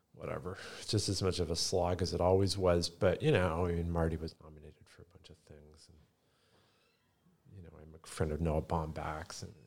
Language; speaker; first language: English; early bilingual, other home language; Italian